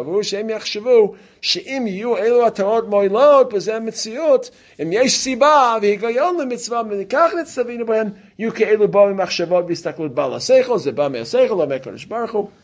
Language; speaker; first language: Hebrew; non-native, fluent; English